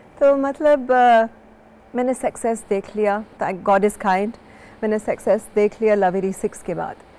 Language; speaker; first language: Hindi; non-native, fluent; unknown